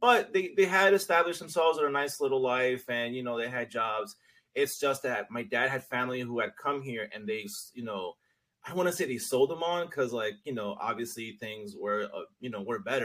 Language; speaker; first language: English; early bilingual, other home language; Spanish